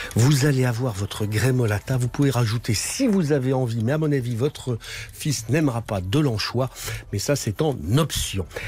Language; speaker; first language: French; native; French